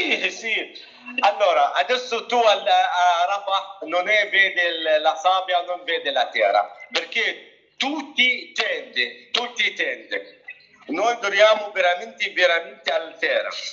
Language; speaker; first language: Italian; non-native, learner; Arabic